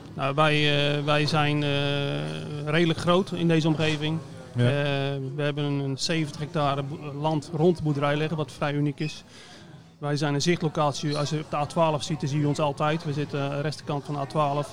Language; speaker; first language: Dutch; native; Dutch